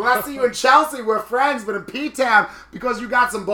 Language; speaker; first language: English; native; English